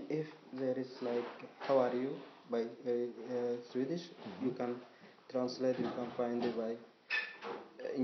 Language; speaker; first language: English; non-native, learner; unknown